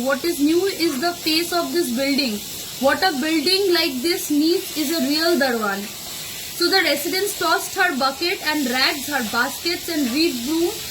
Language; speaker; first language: English; non-native, local second language; Bangla